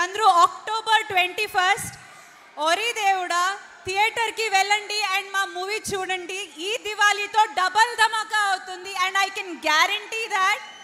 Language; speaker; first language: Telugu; non-native, learner; Kannada